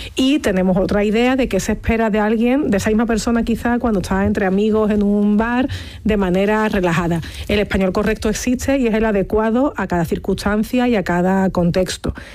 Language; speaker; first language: Spanish; native; Spanish